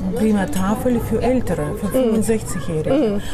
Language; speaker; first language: German; non-native, fluent; Russian